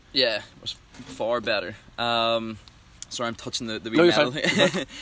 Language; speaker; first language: English; native; English